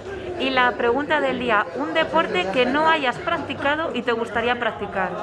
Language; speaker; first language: Spanish; native; Spanish